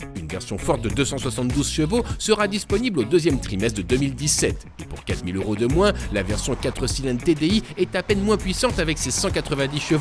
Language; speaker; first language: French; native; French